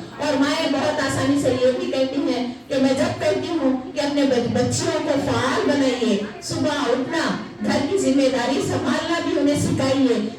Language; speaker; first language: Urdu; native; Urdu